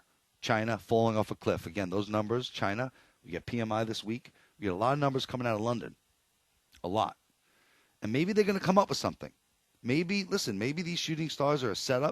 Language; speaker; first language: English; native; English